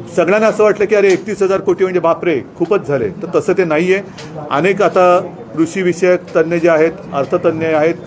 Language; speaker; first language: Marathi; native; Marathi